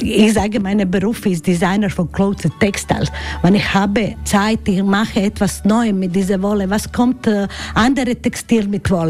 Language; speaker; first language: German; non-native, learner; Croatian